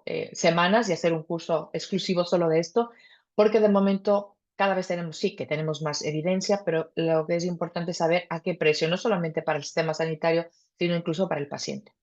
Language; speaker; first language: Spanish; native; Spanish